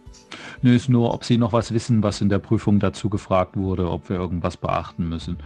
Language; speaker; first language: German; native; German